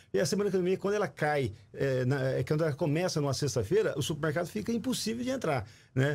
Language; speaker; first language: Portuguese; native; Portuguese